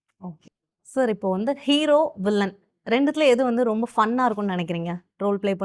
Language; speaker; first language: Tamil; native; Tamil